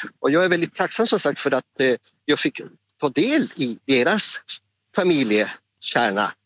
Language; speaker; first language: Swedish; non-native, fluent; Spanish